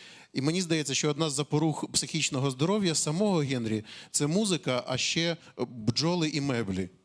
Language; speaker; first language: Ukrainian; native; Ukrainian